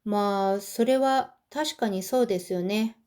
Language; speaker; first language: Japanese; non-native, fluent; Korean